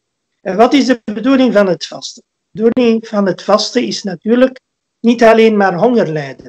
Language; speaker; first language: Dutch; early bilingual, other home language; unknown